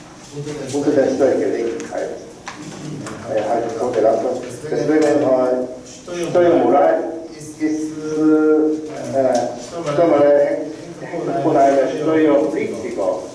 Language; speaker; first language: German; non-native, learner; Korean